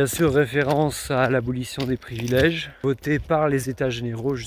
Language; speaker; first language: French; native; French